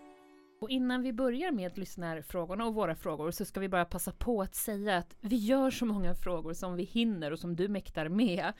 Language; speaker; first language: Swedish; native; Swedish